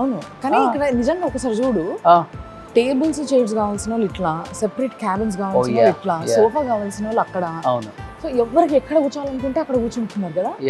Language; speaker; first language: Telugu; native; Telugu